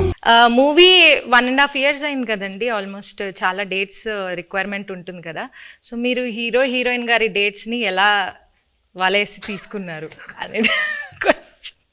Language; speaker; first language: Telugu; native; Telugu